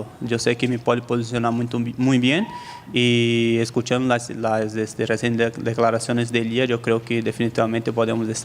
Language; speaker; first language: Spanish; native; Spanish